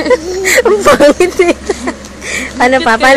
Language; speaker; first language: Filipino; native; Filipino